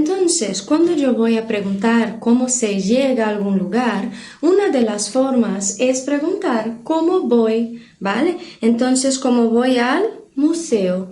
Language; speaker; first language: Spanish; non-native, fluent; Portuguese